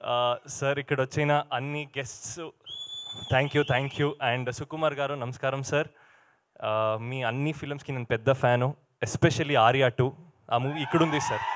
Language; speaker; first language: Telugu; non-native, learner; Kannada